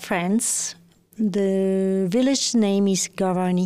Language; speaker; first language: English; non-native, fluent; French